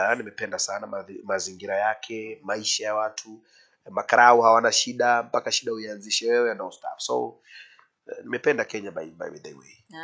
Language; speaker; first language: Swahili; native; Swahili